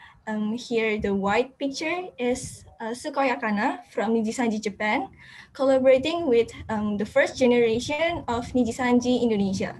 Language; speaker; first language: English; non-native, fluent; Indonesian